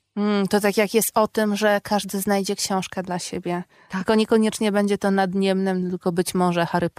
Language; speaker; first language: Polish; native; Polish